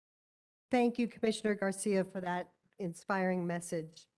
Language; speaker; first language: English; native; English